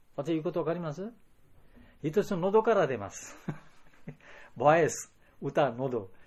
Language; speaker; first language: Japanese; non-native, learner; Bangla